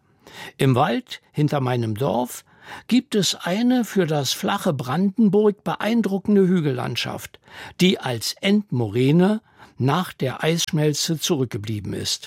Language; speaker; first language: German; native; German